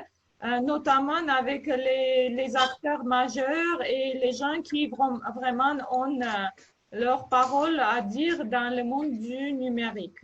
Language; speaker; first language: French; non-native, fluent; Armenian